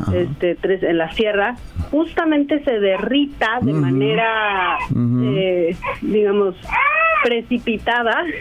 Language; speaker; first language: Spanish; native; Spanish